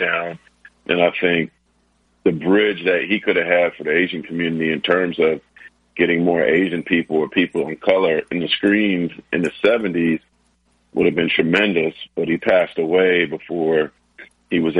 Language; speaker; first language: English; native; English